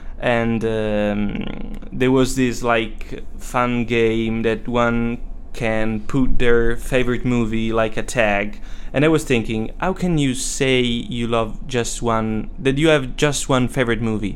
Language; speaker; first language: English; non-native, fluent; Italian